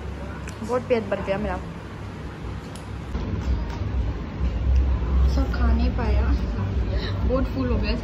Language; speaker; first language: Hindi; non-native, local second language; Kok Borok